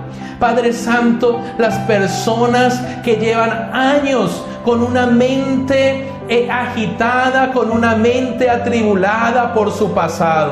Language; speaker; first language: Spanish; native; Spanish